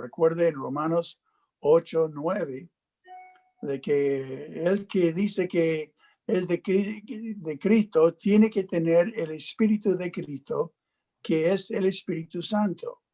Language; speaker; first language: Spanish; non-native, fluent; English